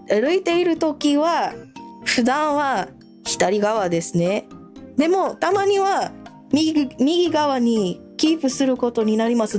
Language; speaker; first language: Japanese; non-native, learner; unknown